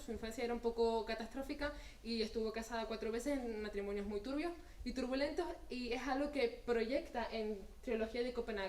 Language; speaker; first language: Spanish; native; Spanish